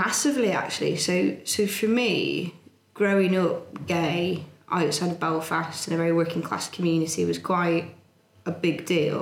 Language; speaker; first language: English; native; English